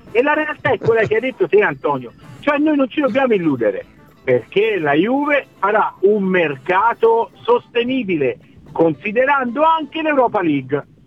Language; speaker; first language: Italian; native; Italian